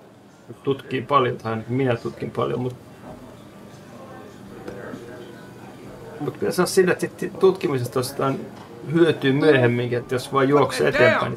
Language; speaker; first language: Finnish; native; Finnish